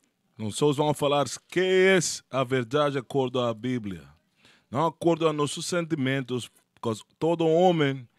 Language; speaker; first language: Portuguese; non-native, fluent; Spanish